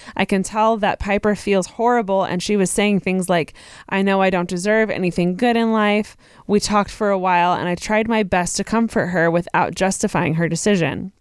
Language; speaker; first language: English; native; English